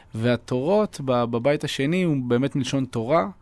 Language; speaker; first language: Hebrew; early bilingual, other home language; French